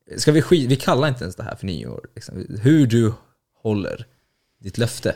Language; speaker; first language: Swedish; early bilingual, other home language; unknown